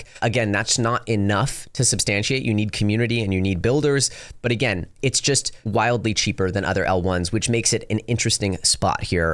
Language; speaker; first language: English; native; English